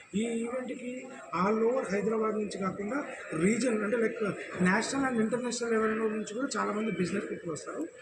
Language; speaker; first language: Telugu; native; Telugu